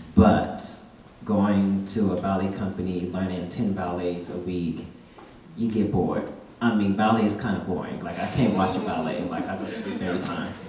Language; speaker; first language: English; native; English